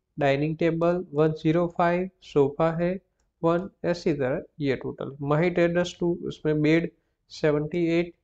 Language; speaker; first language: Hindi; non-native, local second language; Gujarati